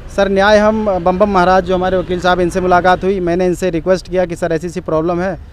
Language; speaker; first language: Hindi; native; Hindi